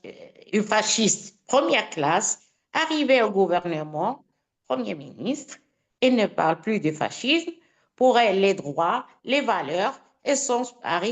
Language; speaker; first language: French; non-native, fluent; Italian